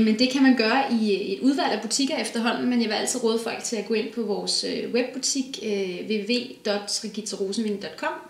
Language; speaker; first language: Danish; native; Danish